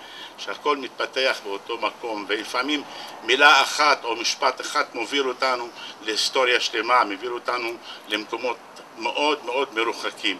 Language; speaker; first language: Hebrew; non-native, local second language; Arabic